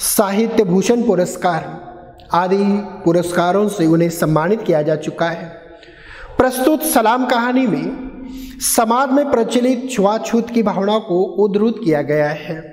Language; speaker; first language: Hindi; non-native, local second language; Marathi